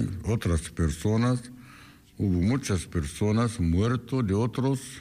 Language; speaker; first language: Spanish; non-native, fluent; Arabic